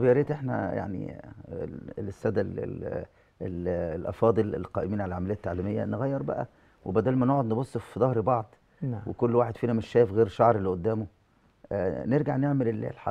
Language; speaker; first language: Arabic; native; Arabic